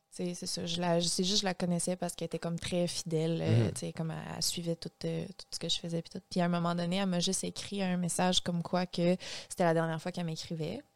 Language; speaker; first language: French; native; French